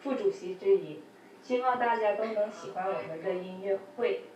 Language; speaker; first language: Chinese; early bilingual, other home language; English